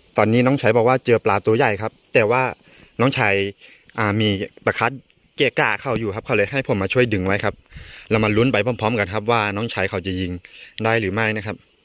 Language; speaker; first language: Thai; non-native, local second language; S'gaw Karen